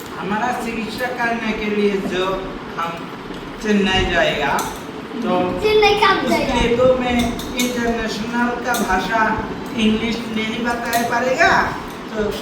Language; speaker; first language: Hindi; non-native, learner; Bangla